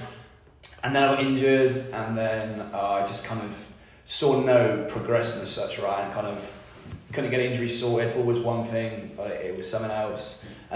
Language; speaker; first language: English; native; English